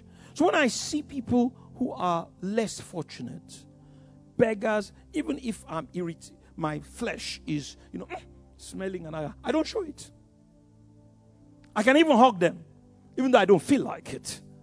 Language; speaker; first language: English; non-native, local second language; Yoruba